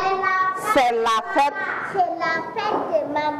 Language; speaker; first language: French; non-native, learner; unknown